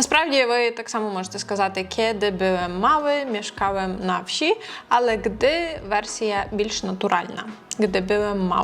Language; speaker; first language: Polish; non-native, fluent; Ukrainian